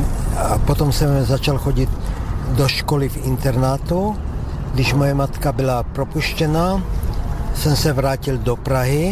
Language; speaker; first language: Czech; non-native, local second language; Slovak